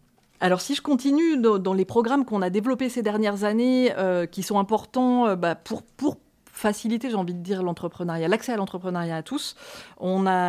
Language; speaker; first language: French; native; French